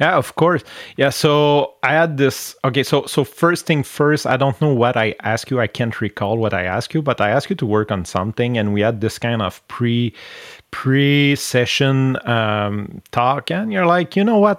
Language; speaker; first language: English; non-native, fluent; French